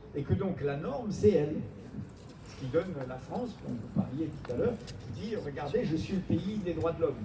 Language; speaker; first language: French; native; French